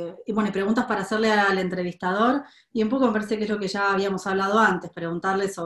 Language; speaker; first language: Spanish; native; Spanish